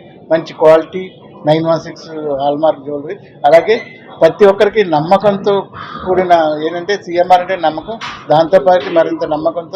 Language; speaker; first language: Telugu; native; Telugu